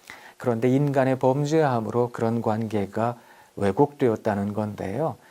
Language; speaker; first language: Korean; native; Korean